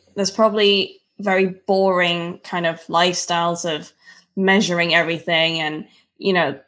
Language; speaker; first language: English; non-native, local second language; Cantonese